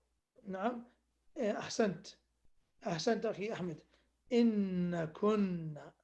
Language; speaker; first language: Arabic; non-native, fluent; English